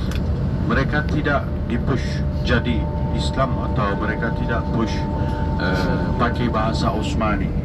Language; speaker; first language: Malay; non-native, fluent; Turkish